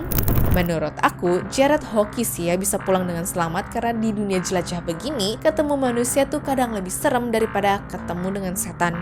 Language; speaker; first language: Indonesian; native; Indonesian